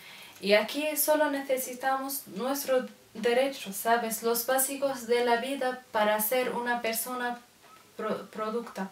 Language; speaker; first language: Spanish; non-native, learner; Arabic